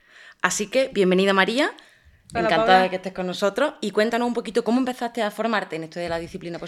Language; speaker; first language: Spanish; native; Spanish